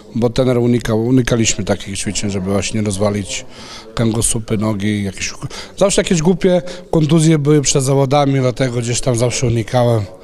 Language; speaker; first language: Polish; non-native, fluent; Serbian